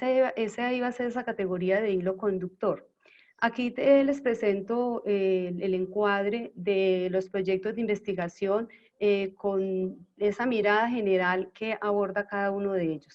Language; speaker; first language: Spanish; native; Spanish